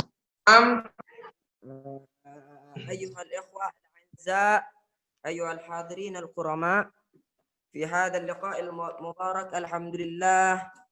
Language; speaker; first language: Arabic; non-native, fluent; Indonesian